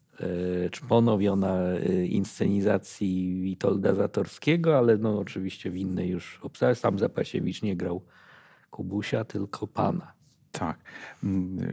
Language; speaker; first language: Polish; native; Polish